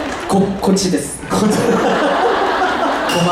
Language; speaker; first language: Japanese; non-native, learner; Korean